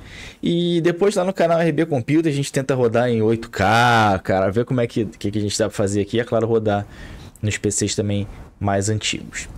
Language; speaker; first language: Portuguese; native; Portuguese